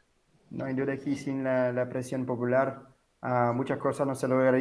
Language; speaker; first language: Spanish; non-native, fluent; Portuguese